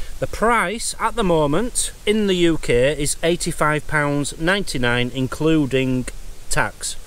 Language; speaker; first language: English; native; English